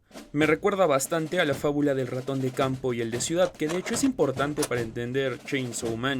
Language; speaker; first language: Spanish; native; Spanish